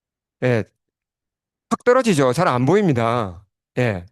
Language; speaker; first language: Korean; native; Korean